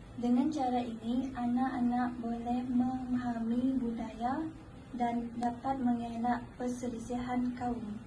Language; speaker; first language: Malay; non-native, local second language; Iban